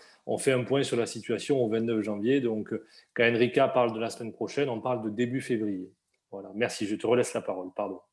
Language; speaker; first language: French; native; French